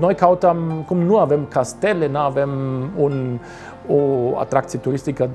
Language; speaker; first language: Romanian; non-native, fluent; German